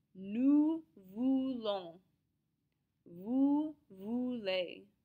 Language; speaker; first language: English; native; English